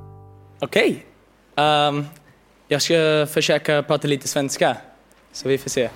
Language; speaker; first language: Swedish; early bilingual, heritage; English